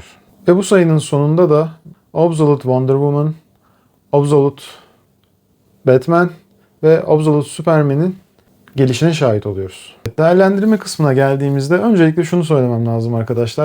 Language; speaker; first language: Turkish; native; Turkish